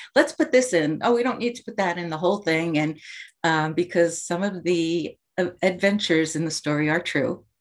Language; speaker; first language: English; native; English